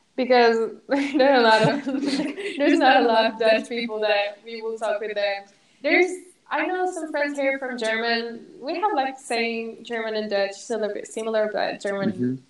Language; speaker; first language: English; non-native, fluent; Arabic